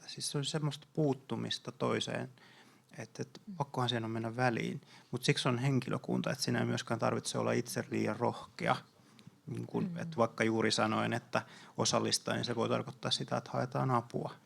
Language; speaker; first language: Finnish; native; Finnish